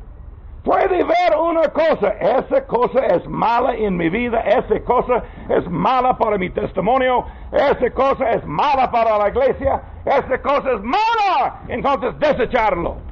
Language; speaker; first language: Spanish; non-native, learner; English